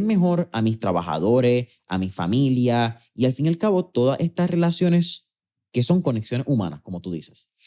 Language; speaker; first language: Spanish; native; Spanish